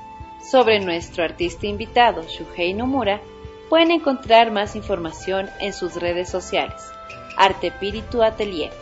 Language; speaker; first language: Spanish; native; Spanish